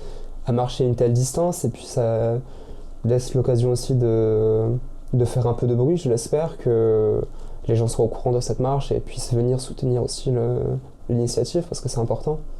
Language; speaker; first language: French; native; French